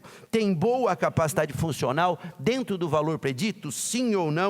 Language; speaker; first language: Portuguese; native; Portuguese